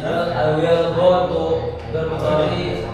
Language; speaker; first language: English; non-native, learner; Indonesian